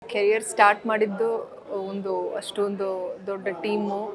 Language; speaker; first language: Kannada; early bilingual, heritage; Kannada